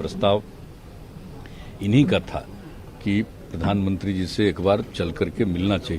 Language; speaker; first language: Hindi; native; Hindi